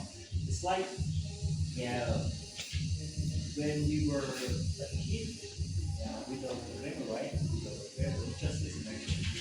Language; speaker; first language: English; non-native, fluent; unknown